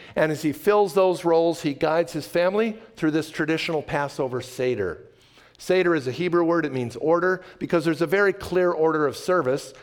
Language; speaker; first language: English; native; English